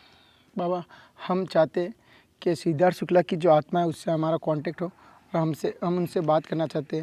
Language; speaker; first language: Hindi; native; Hindi